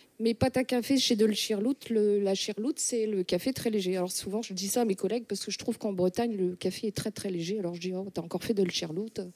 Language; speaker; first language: French; native; French